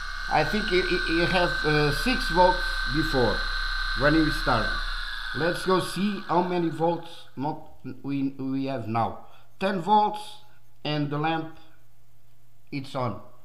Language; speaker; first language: English; non-native, learner; Portuguese